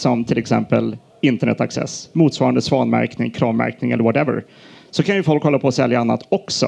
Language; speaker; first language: Swedish; native; Swedish